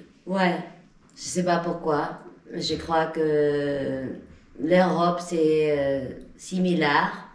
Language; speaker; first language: French; non-native, fluent; Spanish